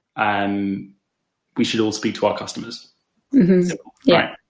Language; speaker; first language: English; native; English